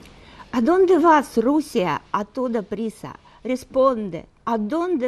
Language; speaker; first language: Spanish; non-native, fluent; Russian